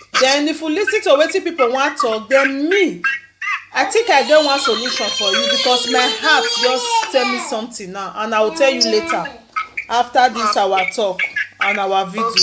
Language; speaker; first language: Nigerian Pidgin; non-native, local second language; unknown